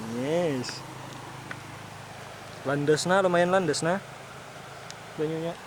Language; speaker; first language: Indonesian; non-native, local second language; Banjar